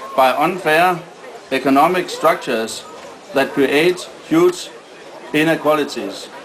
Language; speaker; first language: English; non-native, fluent; Danish